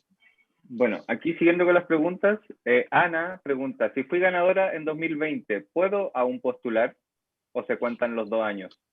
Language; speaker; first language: Spanish; native; Spanish